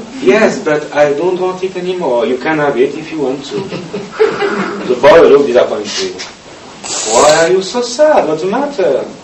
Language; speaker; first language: English; non-native, learner; French